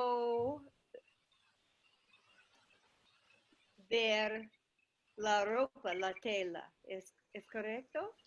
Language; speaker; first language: Spanish; non-native, learner; English